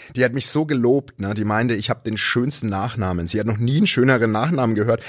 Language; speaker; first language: German; native; German